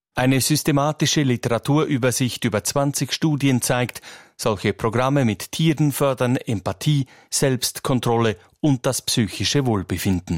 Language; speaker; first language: German; native; German